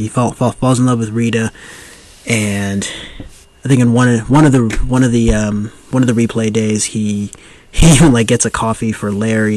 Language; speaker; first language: English; native; English